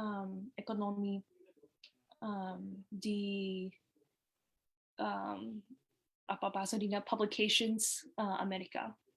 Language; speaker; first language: Indonesian; non-native, learner; English